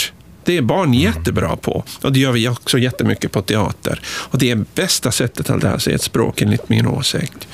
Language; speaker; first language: Swedish; non-native, fluent; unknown